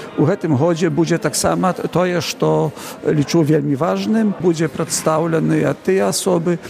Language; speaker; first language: Belarusian; native; Belarusian